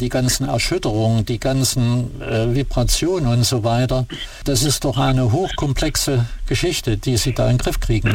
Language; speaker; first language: German; native; German